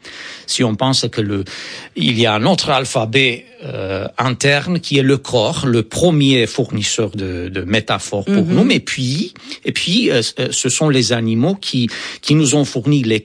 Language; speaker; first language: French; non-native, fluent; Romanian